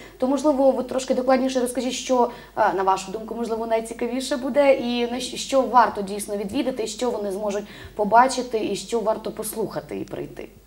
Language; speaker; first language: Ukrainian; native; Ukrainian